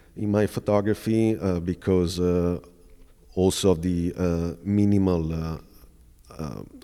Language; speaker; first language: English; non-native, fluent; Italian